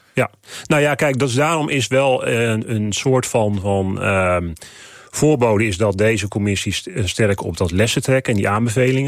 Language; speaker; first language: Dutch; native; Dutch